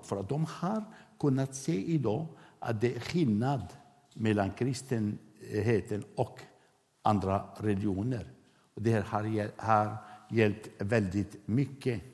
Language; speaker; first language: Swedish; non-native, fluent; Arabic